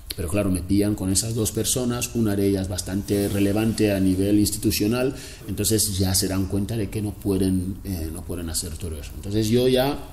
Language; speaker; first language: Spanish; non-native, local second language; Fang